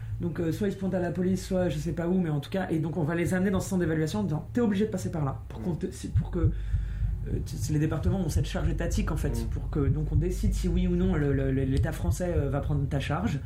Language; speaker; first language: French; native; French